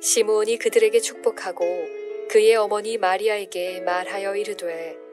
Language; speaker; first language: Korean; native; Korean